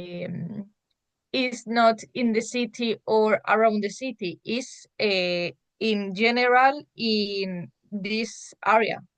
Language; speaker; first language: English; non-native, learner; Spanish